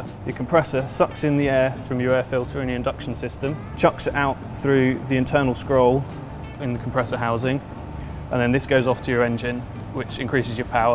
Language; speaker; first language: English; native; English